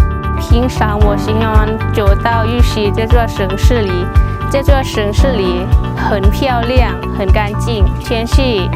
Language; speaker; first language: Chinese; non-native, learner; Lao